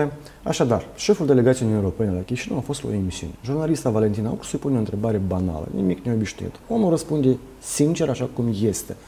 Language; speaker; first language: Romanian; native; Romanian